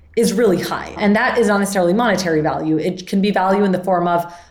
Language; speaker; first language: English; non-native, fluent; Spanish